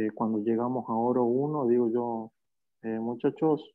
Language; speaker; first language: Spanish; native; Spanish